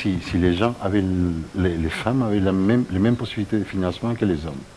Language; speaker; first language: French; non-native, fluent; Spanish